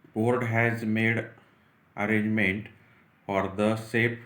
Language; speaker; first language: English; non-native, local second language; Marathi